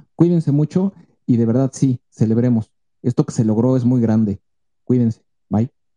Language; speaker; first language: Spanish; native; Spanish